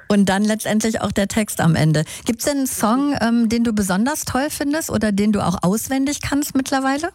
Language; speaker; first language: German; native; German